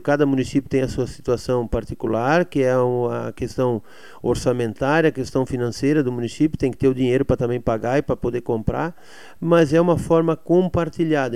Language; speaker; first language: Portuguese; native; Portuguese